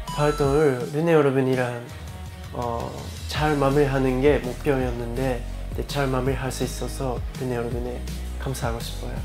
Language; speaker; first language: Korean; non-native, fluent; Japanese